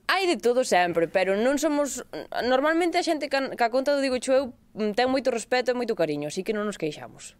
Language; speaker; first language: Galician; native; Galician